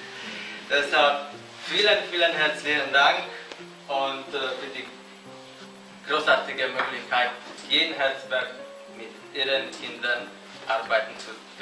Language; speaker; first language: German; non-native, fluent; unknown